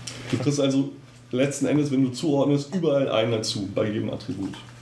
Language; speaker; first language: German; native; German